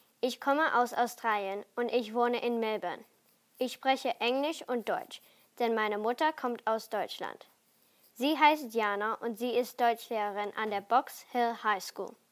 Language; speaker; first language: German; early bilingual, heritage; German